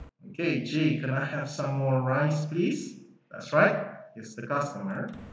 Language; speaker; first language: English; non-native, fluent; Indonesian